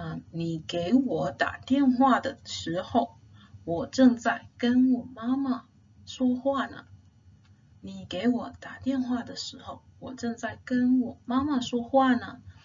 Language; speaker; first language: Chinese; non-native, fluent; English